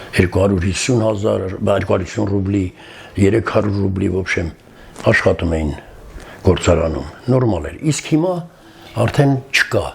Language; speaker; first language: Armenian; non-native, local second language; Kurdish